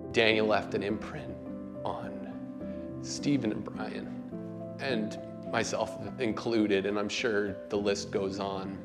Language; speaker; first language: English; native; English